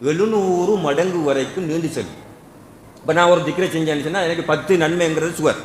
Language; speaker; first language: Tamil; native; Tamil